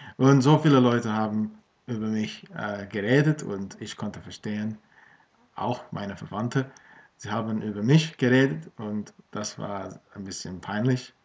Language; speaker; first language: German; non-native, fluent; English